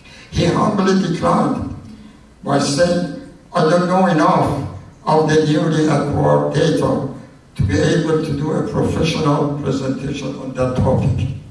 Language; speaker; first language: English; non-native, fluent; Persian